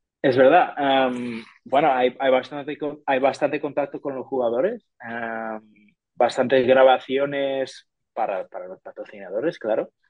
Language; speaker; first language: Spanish; non-native, fluent; English